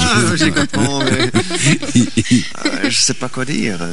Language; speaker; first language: French; non-native, local second language; German